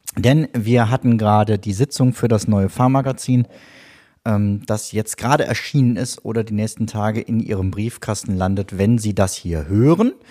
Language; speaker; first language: German; native; German